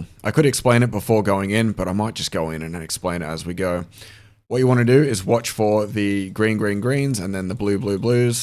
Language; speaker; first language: English; native; English